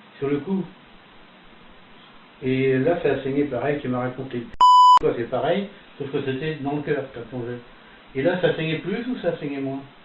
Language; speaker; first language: French; native; French